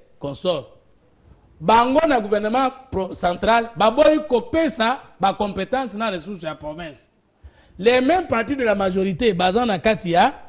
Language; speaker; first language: Lingala; non-native, local second language; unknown